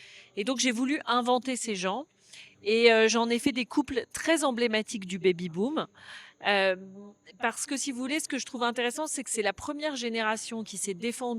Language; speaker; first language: French; native; French